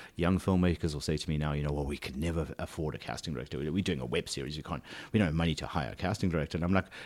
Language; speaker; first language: English; native; English